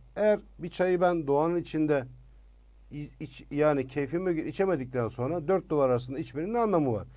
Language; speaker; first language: Turkish; native; Turkish